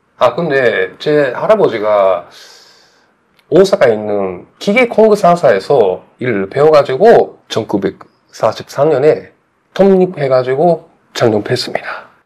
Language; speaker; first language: Korean; non-native, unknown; Japanese